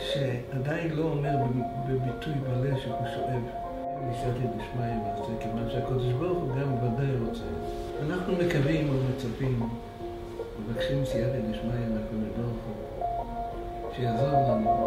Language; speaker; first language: Hebrew; non-native, fluent; Russian